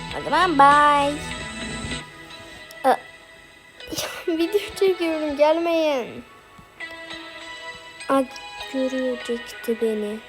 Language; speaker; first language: Turkish; native; Turkish